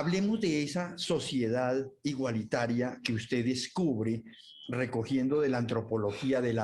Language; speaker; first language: Spanish; native; Spanish